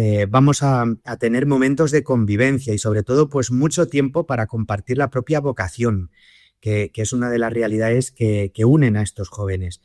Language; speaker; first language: Spanish; native; Spanish